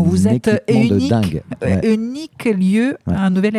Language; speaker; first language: French; native; French